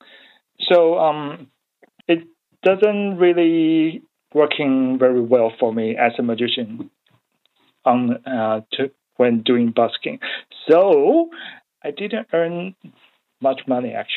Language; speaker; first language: English; non-native, learner; Chinese